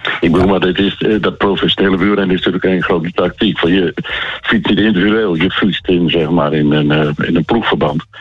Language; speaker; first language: Dutch; native; Dutch